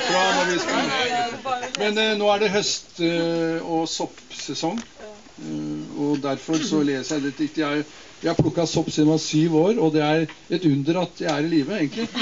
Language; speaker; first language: Norwegian; native; Norwegian